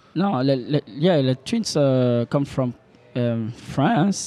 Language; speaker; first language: English; non-native, learner; French